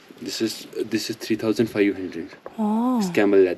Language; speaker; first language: English; non-native, local second language; Hindi